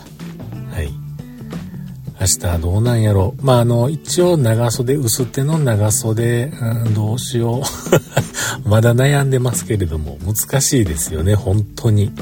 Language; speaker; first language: Japanese; native; Japanese